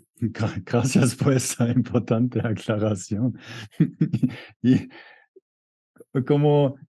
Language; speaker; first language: Spanish; non-native, fluent; German